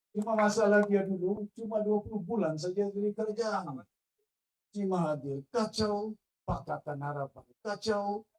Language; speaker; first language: Malay; non-native, local second language; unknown